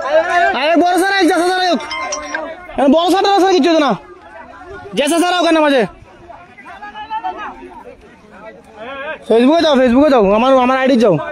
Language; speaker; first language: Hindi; non-native, learner; Bangla